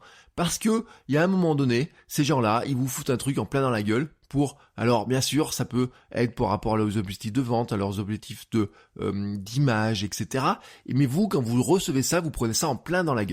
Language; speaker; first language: French; native; French